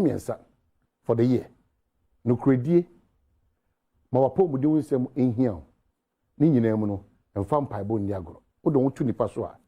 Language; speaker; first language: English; non-native, local second language; Akan